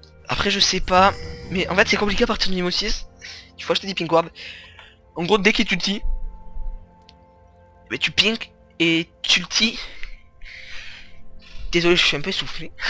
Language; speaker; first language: French; native; French